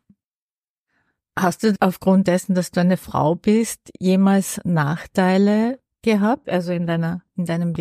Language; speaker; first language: German; native; German